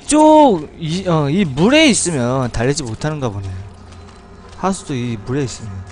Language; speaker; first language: Korean; native; Korean